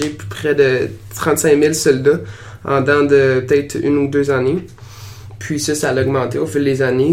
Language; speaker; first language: French; native; French